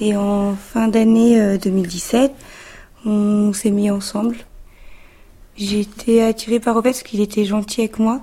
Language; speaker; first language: French; native; French